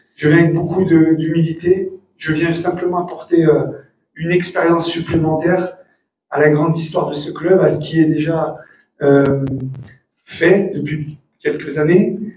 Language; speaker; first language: French; native; French